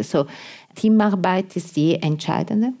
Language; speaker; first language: German; non-native, fluent; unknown